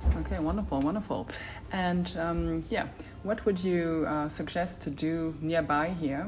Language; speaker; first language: English; non-native, fluent; French